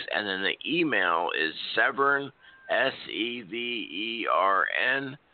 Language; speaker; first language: English; native; English